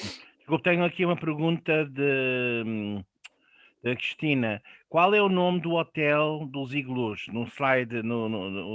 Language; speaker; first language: Portuguese; non-native, fluent; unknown